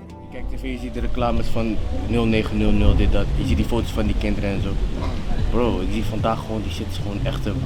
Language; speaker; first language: Dutch; native; Dutch